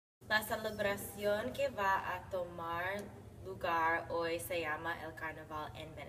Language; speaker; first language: Spanish; non-native, learner; English